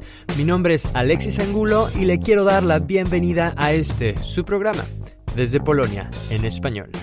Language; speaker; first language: Spanish; native; Spanish